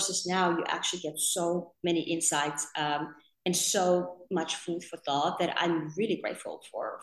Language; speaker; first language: English; non-native, fluent; Finnish